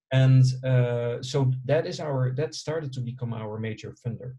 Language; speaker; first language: English; non-native, fluent; Dutch